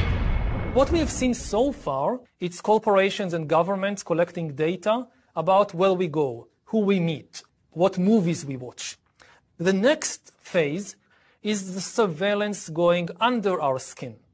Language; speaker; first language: English; non-native, fluent; Hebrew